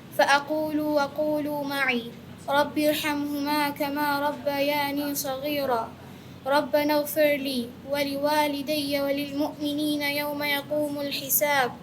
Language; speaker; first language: Arabic; non-native, learner; Bangla